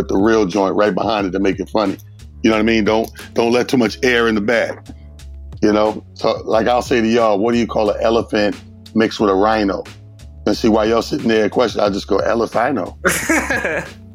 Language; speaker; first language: English; native; English